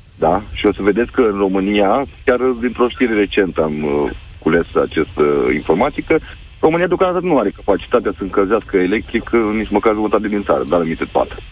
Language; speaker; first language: Romanian; native; Romanian